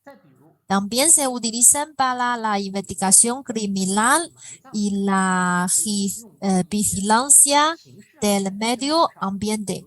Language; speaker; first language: Spanish; non-native, fluent; Chinese